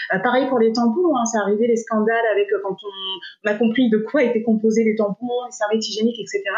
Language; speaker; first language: French; native; French